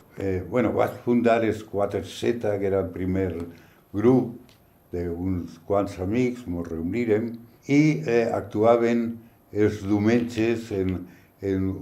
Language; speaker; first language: Catalan; non-native, local second language; Spanish